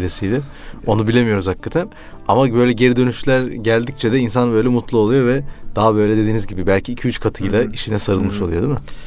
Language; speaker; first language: Turkish; native; Turkish